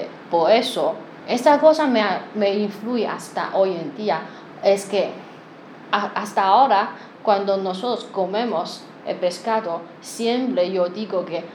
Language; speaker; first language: Spanish; non-native, learner; Chinese